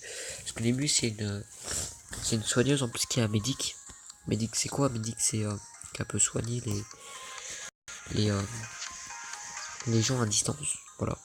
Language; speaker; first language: French; native; French